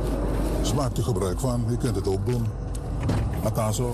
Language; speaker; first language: Dutch; native; Dutch